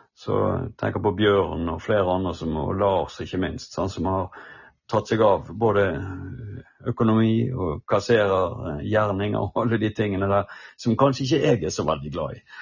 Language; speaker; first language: Norwegian; native; Norwegian